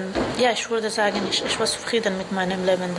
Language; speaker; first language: German; non-native, learner; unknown